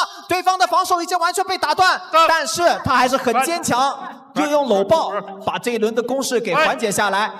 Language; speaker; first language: Chinese; native; Chinese